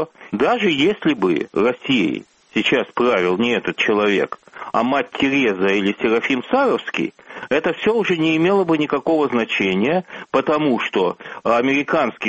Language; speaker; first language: Russian; native; Russian